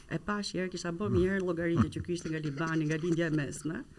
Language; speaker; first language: Albanian; native; Albanian